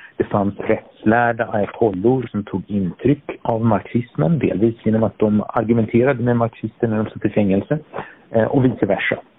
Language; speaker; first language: Swedish; early bilingual, other home language; Persian